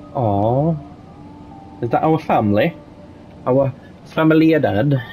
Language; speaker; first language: English; native; English